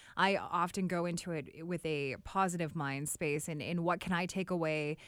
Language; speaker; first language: English; native; English